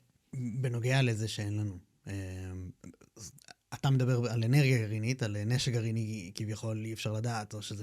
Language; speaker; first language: Hebrew; native; Hebrew